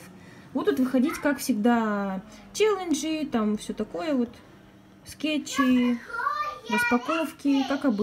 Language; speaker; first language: Russian; native; Russian